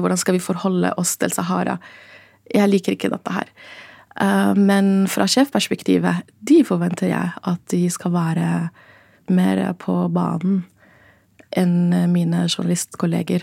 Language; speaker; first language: Norwegian; non-native, fluent; Arabic